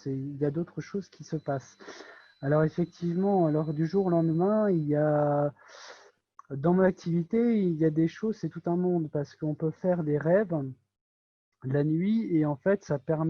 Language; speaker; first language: French; native; French